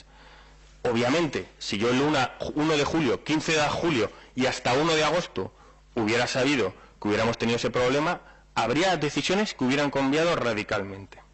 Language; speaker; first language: Spanish; native; Spanish